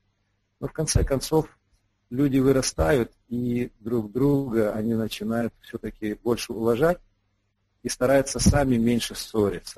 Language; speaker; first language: Russian; native; Russian